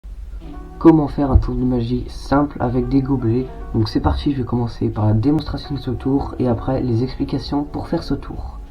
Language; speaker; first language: French; native; French